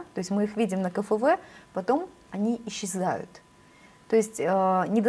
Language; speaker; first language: Russian; native; Russian